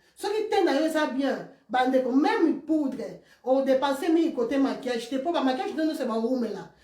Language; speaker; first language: French; non-native, local second language; Lingala